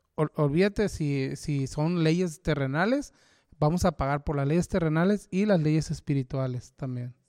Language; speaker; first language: Spanish; early bilingual, heritage; Spanish